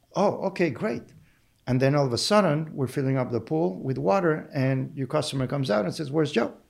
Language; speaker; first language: English; non-native, fluent; Spanish